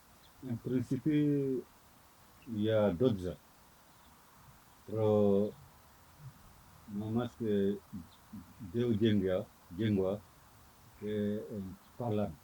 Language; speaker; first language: Catalan; non-native, learner; Fula